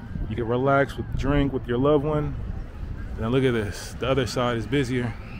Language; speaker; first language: English; native; English